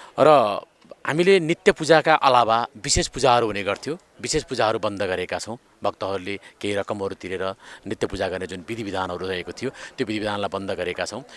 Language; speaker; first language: Nepali; native; Nepali